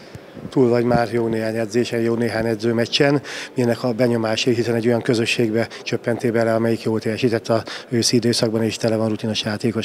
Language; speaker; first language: Hungarian; native; Hungarian